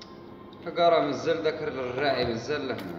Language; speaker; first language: Arabic; native; Arabic